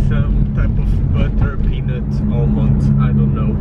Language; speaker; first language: English; non-native, learner; Portuguese